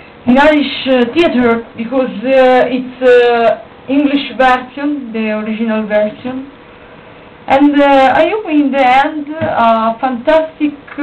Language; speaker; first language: English; non-native, learner; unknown